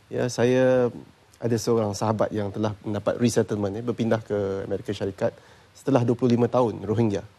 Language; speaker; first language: Malay; native; Malay